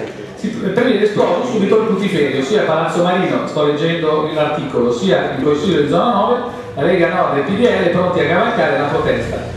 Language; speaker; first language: Italian; native; Italian